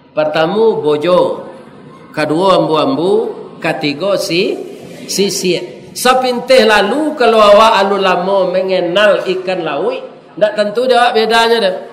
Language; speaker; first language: Malay; non-native, local second language; Minangkabau